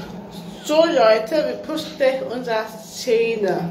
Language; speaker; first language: German; early bilingual, other home language; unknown